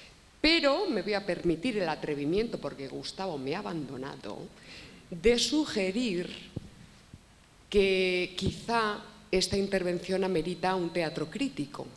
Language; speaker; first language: Spanish; native; Spanish